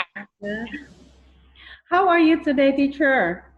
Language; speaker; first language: English; non-native, fluent; Thai